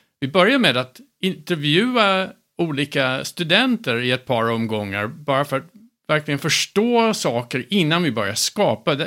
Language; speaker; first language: Swedish; non-native, fluent; English